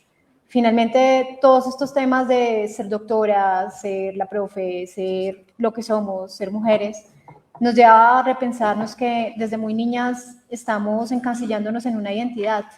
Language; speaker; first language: Spanish; native; Spanish